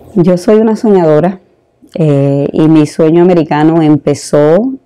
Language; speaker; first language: Spanish; native; Spanish